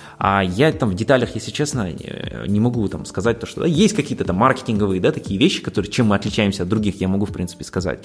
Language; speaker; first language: Russian; native; Russian